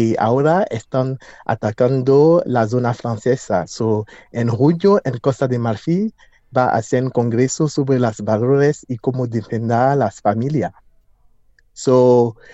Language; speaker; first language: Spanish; non-native, fluent; English